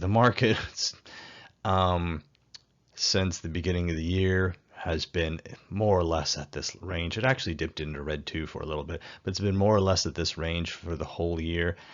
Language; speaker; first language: English; native; English